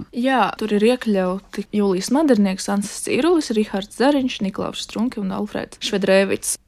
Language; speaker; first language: Latvian; non-native, local second language; Russian